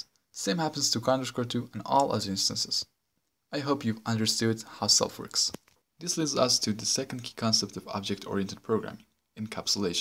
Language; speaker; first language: English; non-native, fluent; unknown